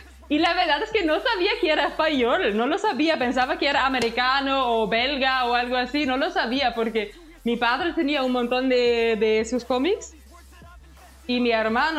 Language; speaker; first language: Spanish; non-native, fluent; German